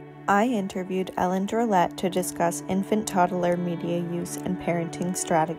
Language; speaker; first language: English; native; English